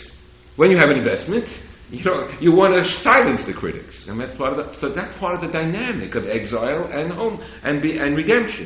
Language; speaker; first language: English; native; English